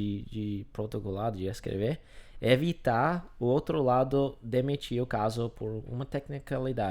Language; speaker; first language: Portuguese; non-native, fluent; English